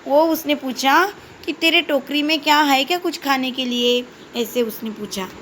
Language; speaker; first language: Hindi; non-native, local second language; Marathi